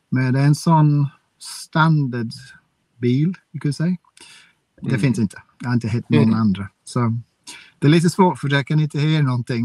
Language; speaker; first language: Swedish; non-native, fluent; English